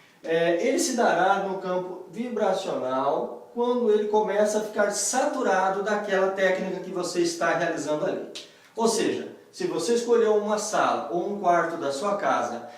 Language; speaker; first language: Portuguese; native; Portuguese